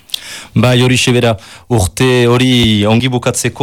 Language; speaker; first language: Basque; native; Basque